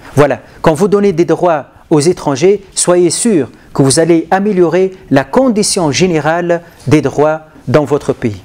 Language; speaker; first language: French; non-native, local second language; Arabic